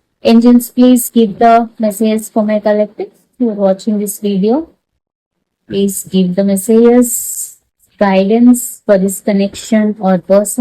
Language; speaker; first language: English; non-native, local second language; Telugu